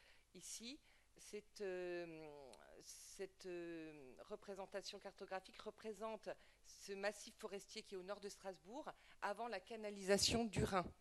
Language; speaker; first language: French; native; French